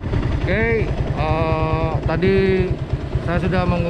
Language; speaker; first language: Indonesian; native; Indonesian